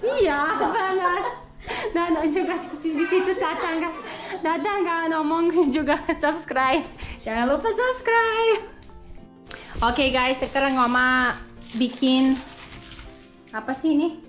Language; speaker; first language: Indonesian; non-native, learner; Serbian